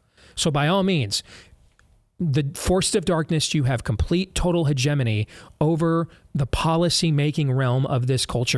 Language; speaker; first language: English; native; English